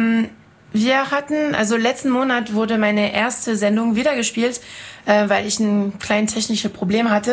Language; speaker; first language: German; non-native, fluent; French